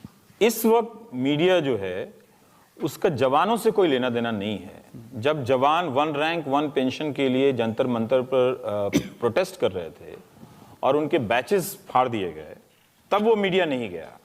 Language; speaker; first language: Hindi; native; Hindi